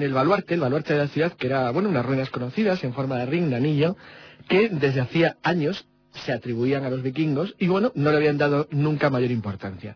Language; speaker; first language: Spanish; native; Spanish